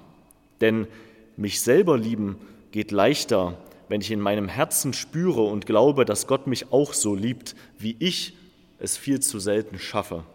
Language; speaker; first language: German; native; German